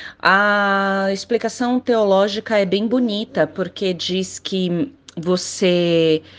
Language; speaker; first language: Portuguese; native; Portuguese